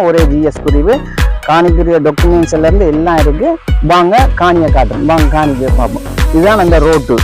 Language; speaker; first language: Tamil; native; Tamil